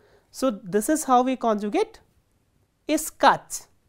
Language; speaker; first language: English; non-native, local second language; Hindi